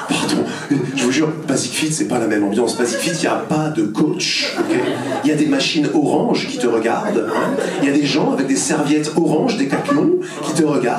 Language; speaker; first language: French; native; French